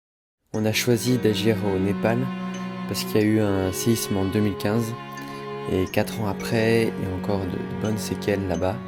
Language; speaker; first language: French; native; French